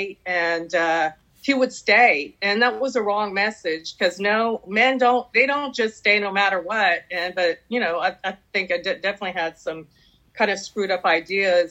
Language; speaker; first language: English; early bilingual, other home language; French